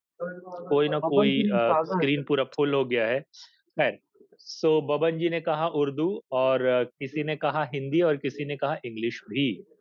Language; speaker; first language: Hindi; native; Hindi